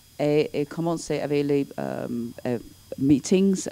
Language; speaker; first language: French; non-native, learner; English